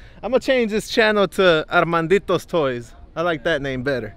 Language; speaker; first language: English; early bilingual, other home language; Spanish